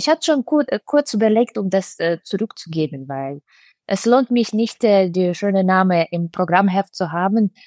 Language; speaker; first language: German; non-native, fluent; Russian